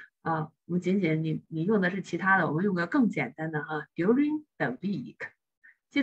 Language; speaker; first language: Chinese; native; Chinese